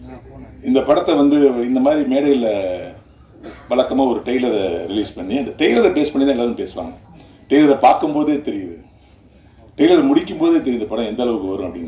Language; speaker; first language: Tamil; native; Tamil